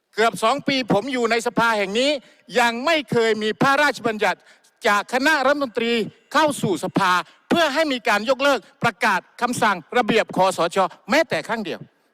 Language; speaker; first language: Thai; non-native, local second language; Malay